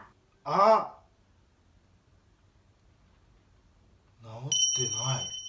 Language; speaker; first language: Japanese; native; Japanese